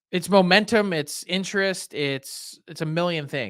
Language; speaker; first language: English; native; English